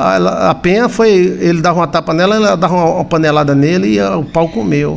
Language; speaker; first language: Portuguese; native; Portuguese